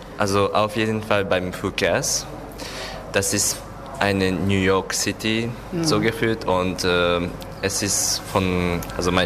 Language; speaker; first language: German; non-native, learner; Japanese